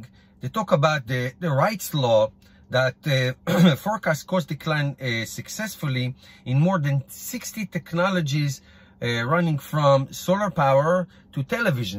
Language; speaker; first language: English; non-native, fluent; Hebrew